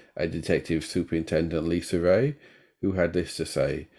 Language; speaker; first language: English; native; English